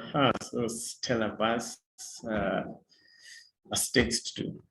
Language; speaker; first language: German; non-native, fluent; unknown